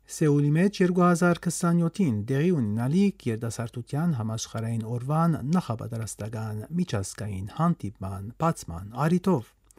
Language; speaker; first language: Armenian; early bilingual, heritage; Armenian